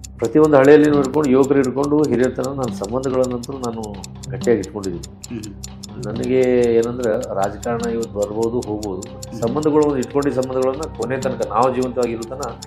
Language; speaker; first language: Kannada; non-native, local second language; Lambadi